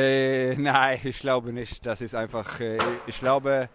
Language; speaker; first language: German; non-native, fluent; Swedish